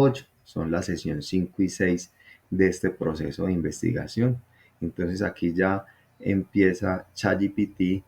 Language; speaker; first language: Spanish; native; Spanish